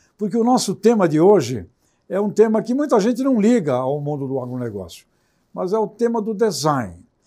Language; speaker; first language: Portuguese; native; Portuguese